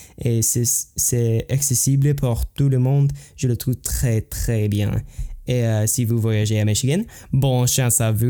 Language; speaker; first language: French; non-native, learner; English